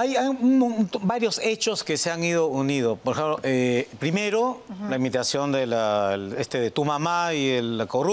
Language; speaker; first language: Spanish; native; Spanish